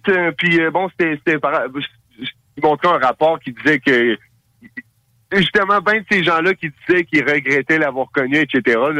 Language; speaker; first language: French; native; French